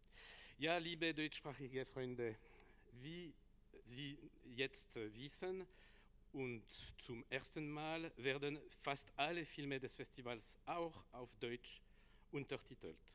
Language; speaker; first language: German; non-native, learner; French